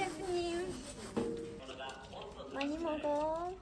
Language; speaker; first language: Korean; non-native, learner; Japanese